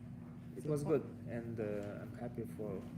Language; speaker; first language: English; non-native, learner; Russian